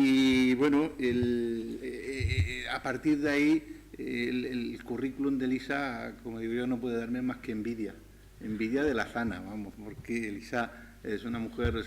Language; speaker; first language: Spanish; native; Spanish